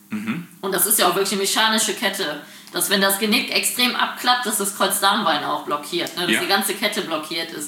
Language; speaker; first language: German; native; German